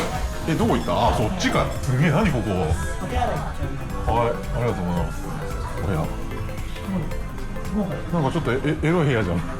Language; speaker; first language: Japanese; native; Japanese